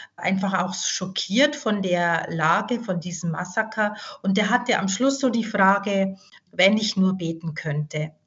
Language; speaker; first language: German; native; German